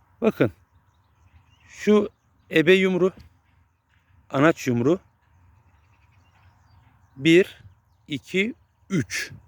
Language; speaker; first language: Turkish; native; Turkish